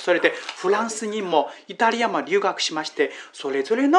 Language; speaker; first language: Japanese; non-native, fluent; Chinese